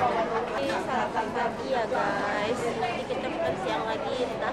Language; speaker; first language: Indonesian; native; Indonesian